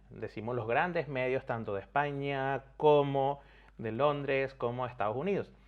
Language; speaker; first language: Spanish; native; Spanish